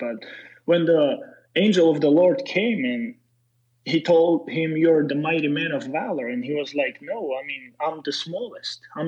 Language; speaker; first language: English; non-native, fluent; Serbian